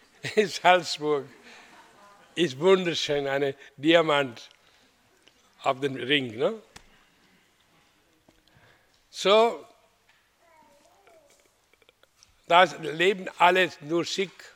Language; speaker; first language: German; non-native, learner; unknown